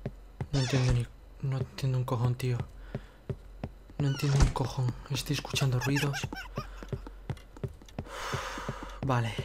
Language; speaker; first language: Spanish; native; Spanish